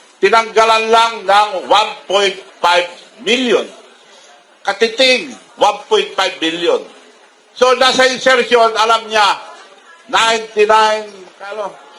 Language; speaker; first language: Filipino; non-native, local second language; Iloko